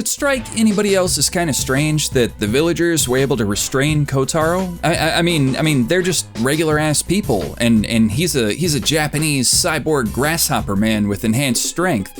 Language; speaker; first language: English; native; English